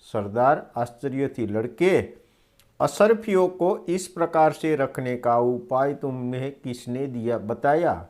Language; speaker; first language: Hindi; non-native, local second language; Gujarati